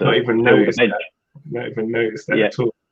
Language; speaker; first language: English; native; English